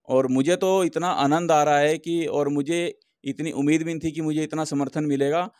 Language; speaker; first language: Hindi; native; Hindi